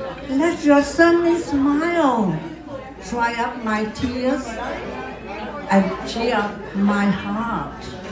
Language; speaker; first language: English; non-native, fluent; Vietnamese